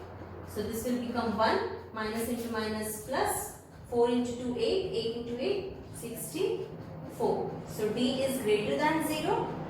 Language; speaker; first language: English; non-native, local second language; Hindi